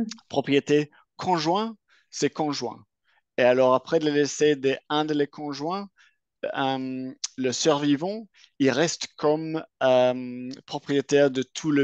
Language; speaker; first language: French; non-native, fluent; English